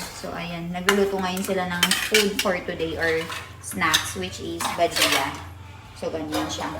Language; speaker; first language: Filipino; native; Filipino